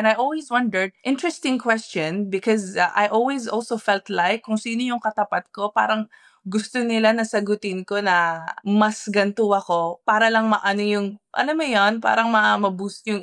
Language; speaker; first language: Filipino; early bilingual, heritage; Filipino